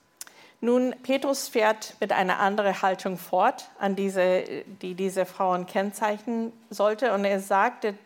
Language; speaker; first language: German; non-native, fluent; English